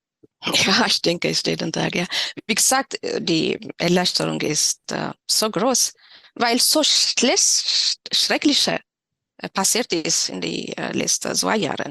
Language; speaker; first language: German; non-native, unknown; Tigrinya